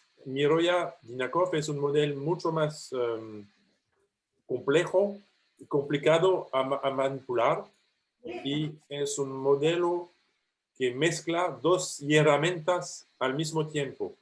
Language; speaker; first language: Spanish; non-native, fluent; French